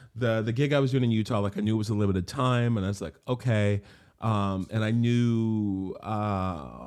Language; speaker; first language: English; native; English